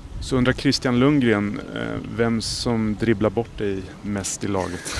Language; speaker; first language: Swedish; native; Swedish